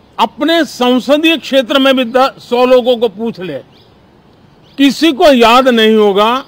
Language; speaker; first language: Hindi; non-native, local second language; Gujarati